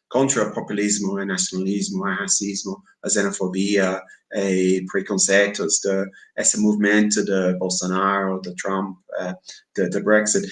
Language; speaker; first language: Portuguese; non-native, fluent; English